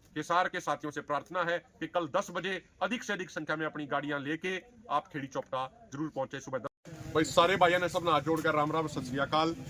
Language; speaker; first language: Hindi; native; Hindi